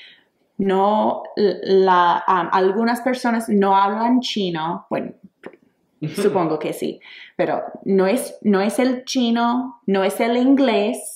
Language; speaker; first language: Spanish; non-native, fluent; English